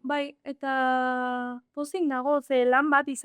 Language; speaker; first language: Basque; non-native, local second language; Spanish